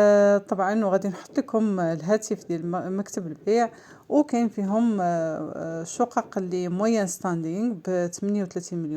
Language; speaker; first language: Arabic; native; Arabic